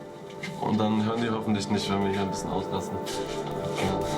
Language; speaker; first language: German; native; German